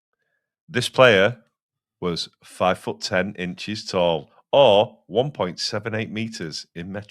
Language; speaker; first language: English; native; English